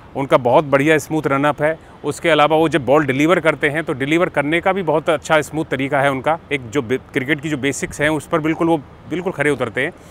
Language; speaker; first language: Hindi; native; Hindi